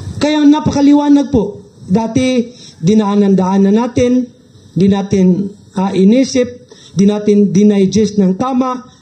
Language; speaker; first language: Filipino; non-native, local second language; Cebuano